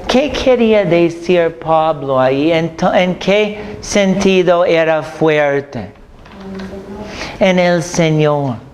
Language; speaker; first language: Spanish; non-native, fluent; English